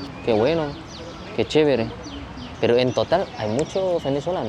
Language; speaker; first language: Spanish; non-native, fluent; Indonesian